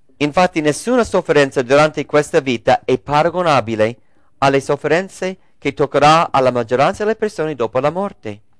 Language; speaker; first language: Italian; non-native, fluent; English